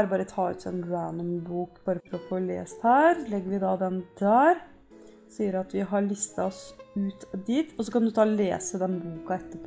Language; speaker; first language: Norwegian; native; Norwegian